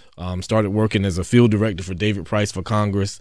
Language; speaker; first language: English; native; English